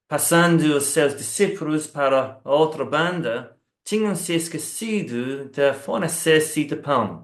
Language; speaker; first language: Portuguese; non-native, fluent; English